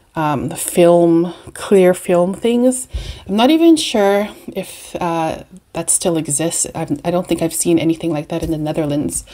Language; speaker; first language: English; native; English